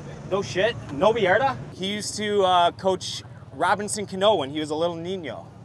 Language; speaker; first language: English; native; English